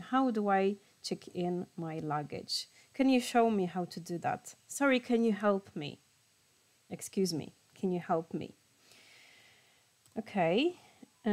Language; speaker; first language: English; non-native, fluent; Polish